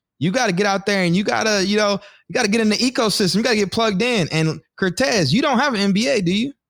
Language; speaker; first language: English; native; English